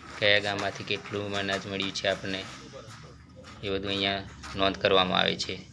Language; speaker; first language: Gujarati; non-native, local second language; Rathawi